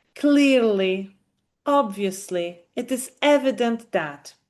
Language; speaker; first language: English; non-native, fluent; Polish